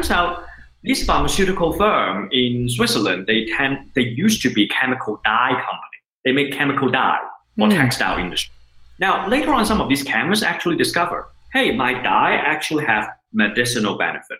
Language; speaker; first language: English; non-native, local second language; Cantonese